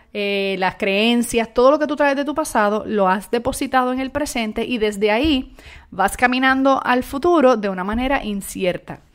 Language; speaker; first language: Spanish; native; Spanish